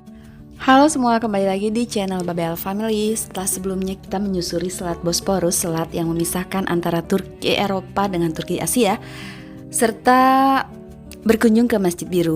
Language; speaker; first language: Indonesian; native; Indonesian